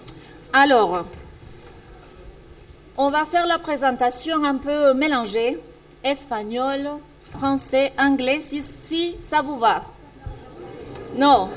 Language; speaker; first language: French; non-native, fluent; Spanish